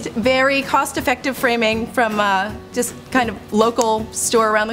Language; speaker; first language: English; native; English